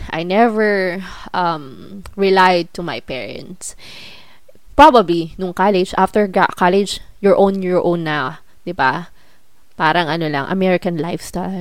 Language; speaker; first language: English; non-native, local second language; Filipino